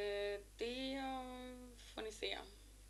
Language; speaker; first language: Swedish; native; Swedish